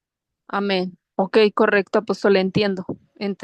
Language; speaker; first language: Spanish; native; Spanish